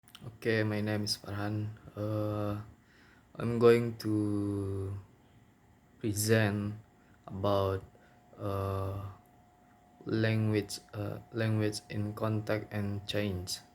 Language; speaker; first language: English; non-native, local second language; Minangkabau